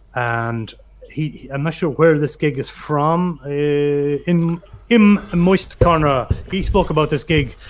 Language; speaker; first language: English; native; English